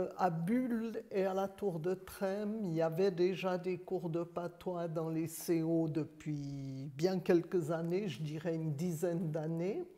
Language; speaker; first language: French; native; French